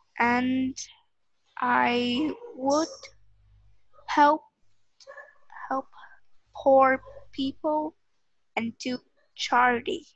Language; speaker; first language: English; non-native, learner; Vietnamese